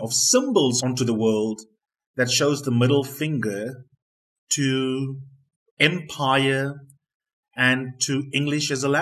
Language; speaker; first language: English; non-native, local second language; Afrikaans